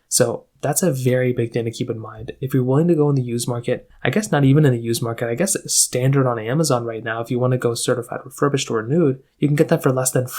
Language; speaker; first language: English; native; English